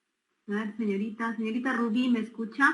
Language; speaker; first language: Spanish; native; Spanish